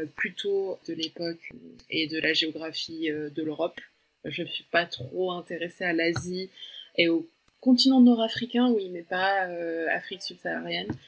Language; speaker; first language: French; early bilingual, other home language; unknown